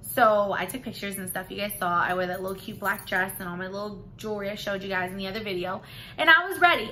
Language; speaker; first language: English; native; English